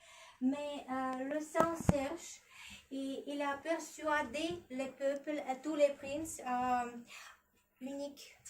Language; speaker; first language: French; non-native, learner; Russian